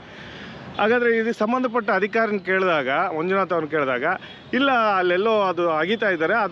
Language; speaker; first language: Kannada; native; Kannada